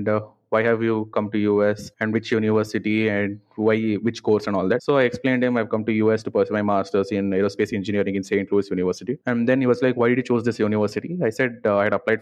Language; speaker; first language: English; non-native, local second language; Kannada